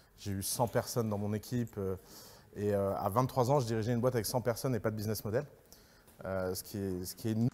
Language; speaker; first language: French; early bilingual, other home language; Arabic